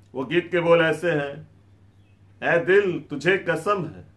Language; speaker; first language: Hindi; native; Hindi